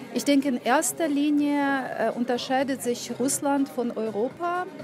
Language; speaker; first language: German; non-native, fluent; Russian